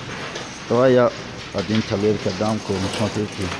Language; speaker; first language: Russian; non-native, fluent; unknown